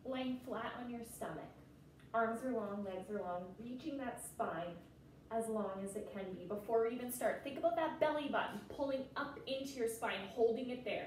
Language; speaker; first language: English; native; English